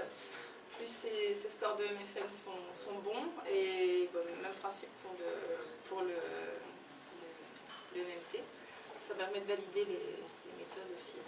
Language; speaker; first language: French; native; French